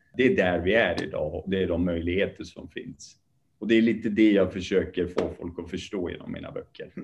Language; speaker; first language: Swedish; early bilingual, other home language; Kurdish